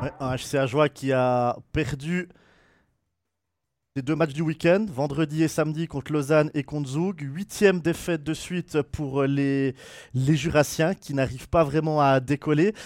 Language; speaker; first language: French; native; French